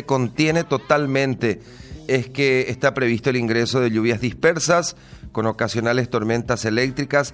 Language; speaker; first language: Spanish; native; Spanish